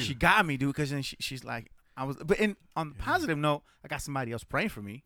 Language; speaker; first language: English; early bilingual, other home language; Spanish